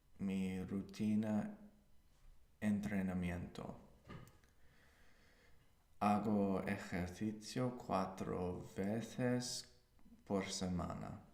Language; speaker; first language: Spanish; non-native, learner; English